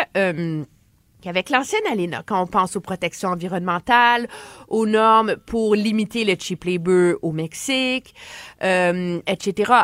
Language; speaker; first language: French; native; French